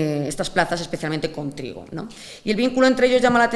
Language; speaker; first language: Spanish; native; Spanish